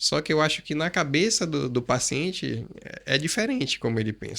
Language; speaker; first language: Portuguese; native; Portuguese